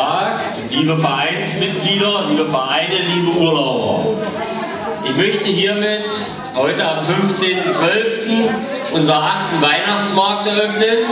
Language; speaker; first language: German; native; German